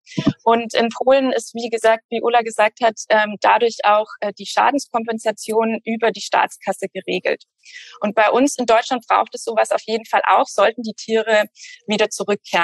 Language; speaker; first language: German; native; German